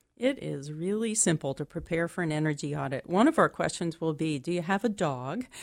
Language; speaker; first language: English; native; English